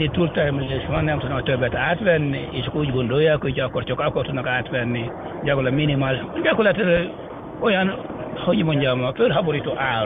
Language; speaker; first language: Hungarian; non-native, fluent; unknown